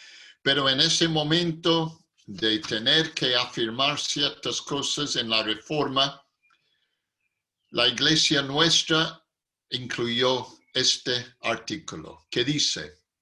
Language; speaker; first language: Spanish; non-native, fluent; English